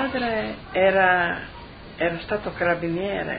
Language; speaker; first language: Italian; native; Italian